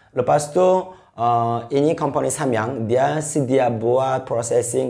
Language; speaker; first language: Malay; non-native, fluent; Korean